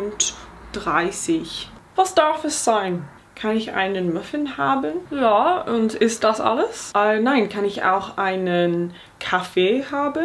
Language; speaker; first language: German; non-native, learner; English